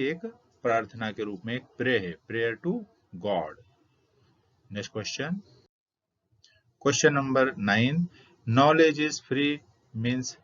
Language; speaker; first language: Hindi; native; Hindi